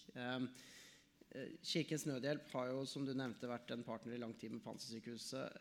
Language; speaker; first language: Norwegian; native; Norwegian